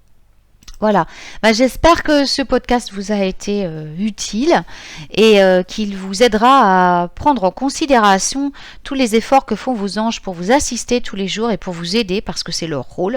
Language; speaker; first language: French; native; French